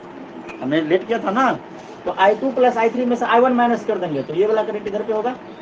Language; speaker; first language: Hindi; native; Hindi